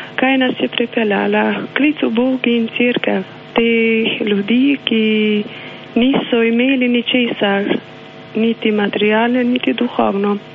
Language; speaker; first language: Slovenian; non-native, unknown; Albanian